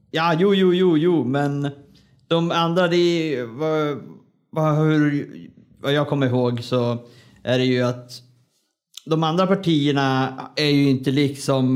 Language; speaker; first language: Swedish; native; Swedish